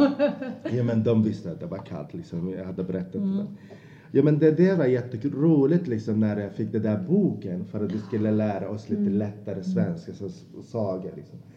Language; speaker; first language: Swedish; non-native, fluent; Azerbaijani